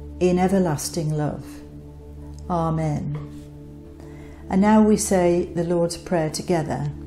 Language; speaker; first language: English; native; English